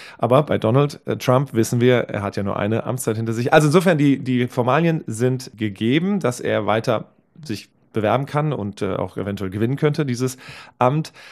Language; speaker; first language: German; native; German